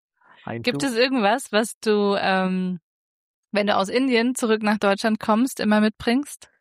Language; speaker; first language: German; native; German